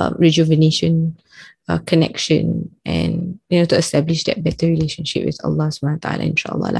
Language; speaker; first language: English; non-native, local second language; Malay